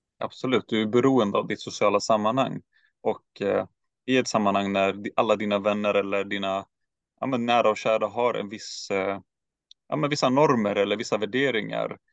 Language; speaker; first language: Swedish; early bilingual, other home language; Turkish